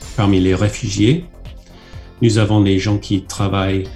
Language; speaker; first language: French; non-native, fluent; English